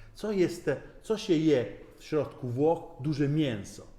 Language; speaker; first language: Polish; non-native, learner; Italian